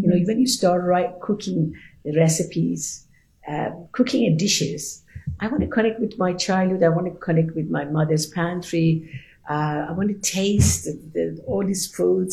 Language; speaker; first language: English; non-native, fluent; Persian